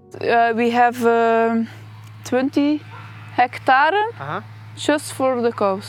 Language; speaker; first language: English; non-native, learner; Dutch